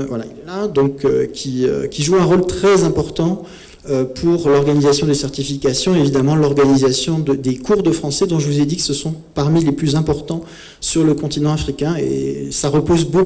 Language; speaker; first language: French; native; French